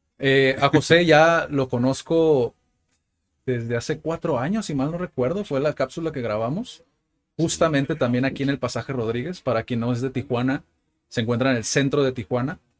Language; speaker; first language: Spanish; native; Spanish